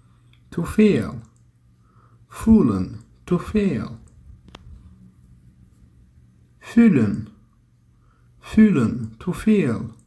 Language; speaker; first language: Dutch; non-native, learner; Turkish